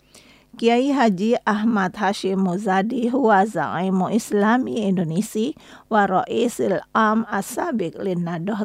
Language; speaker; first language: Arabic; non-native, fluent; Indonesian